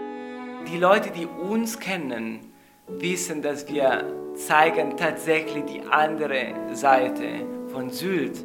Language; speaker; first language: German; non-native, fluent; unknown